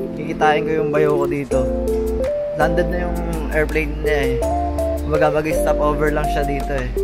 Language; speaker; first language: Filipino; native; Filipino